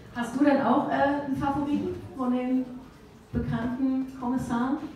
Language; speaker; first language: German; native; German